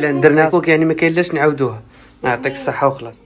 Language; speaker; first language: Arabic; native; Arabic